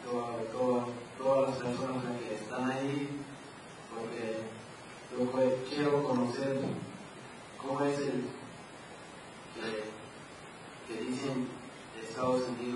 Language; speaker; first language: Spanish; non-native, local second language; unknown